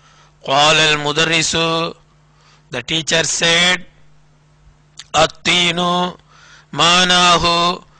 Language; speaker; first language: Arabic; non-native, fluent; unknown